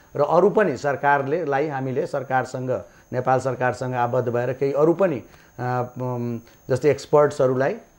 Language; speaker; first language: Nepali; non-native, local second language; Maithili